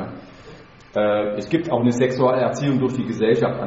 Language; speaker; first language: German; native; German